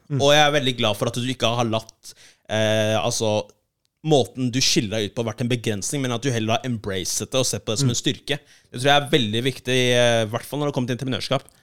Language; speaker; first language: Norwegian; early bilingual, other home language; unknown